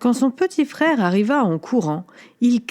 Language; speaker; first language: French; native; French